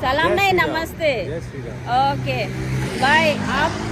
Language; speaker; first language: Hindi; non-native, local second language; Telugu